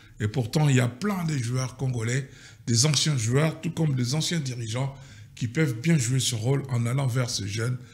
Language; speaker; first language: French; non-native, local second language; Lingala